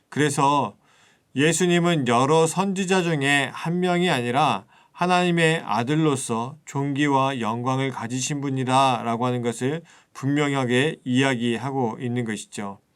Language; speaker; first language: Korean; native; Korean